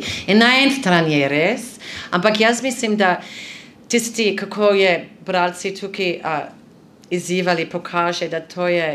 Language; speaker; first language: Slovenian; non-native, fluent; English